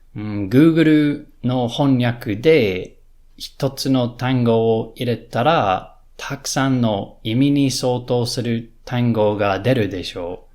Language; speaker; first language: Japanese; non-native, learner; English